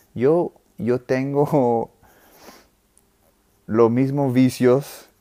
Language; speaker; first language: Spanish; non-native, fluent; English